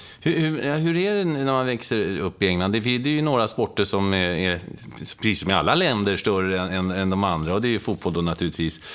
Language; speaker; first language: Swedish; native; Swedish